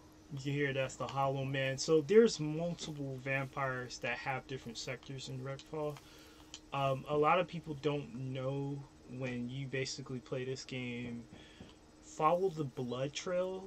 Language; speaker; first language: English; native; English